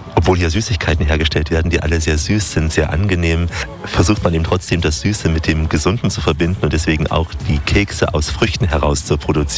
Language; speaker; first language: German; native; German